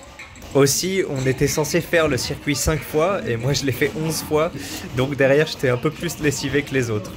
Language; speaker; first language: French; native; French